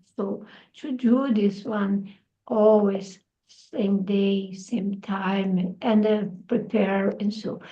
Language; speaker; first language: English; non-native, learner; Portuguese